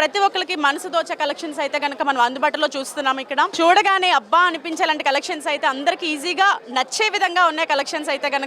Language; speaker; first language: Telugu; native; Telugu